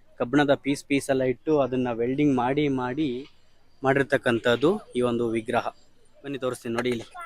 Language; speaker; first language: Kannada; native; Kannada